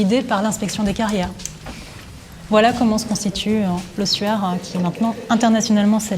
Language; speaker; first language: French; native; French